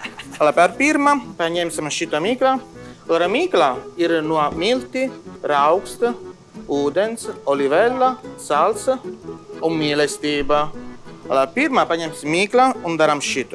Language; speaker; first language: Latvian; non-native, learner; Italian